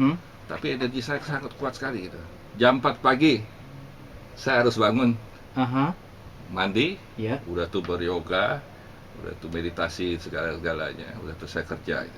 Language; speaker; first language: Indonesian; non-native, local second language; Javanese